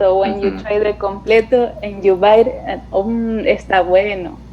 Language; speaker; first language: English; non-native, fluent; Spanish